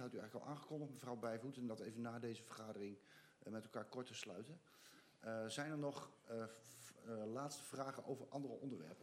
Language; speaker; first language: Dutch; native; Dutch